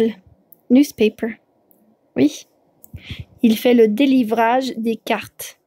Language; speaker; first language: French; non-native, fluent; English